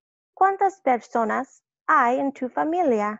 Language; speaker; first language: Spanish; non-native, fluent; English